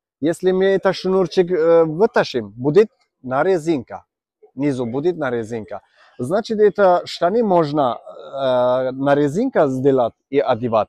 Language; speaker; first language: Russian; non-native, learner; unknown